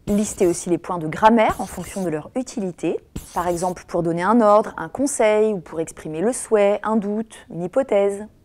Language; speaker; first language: French; native; French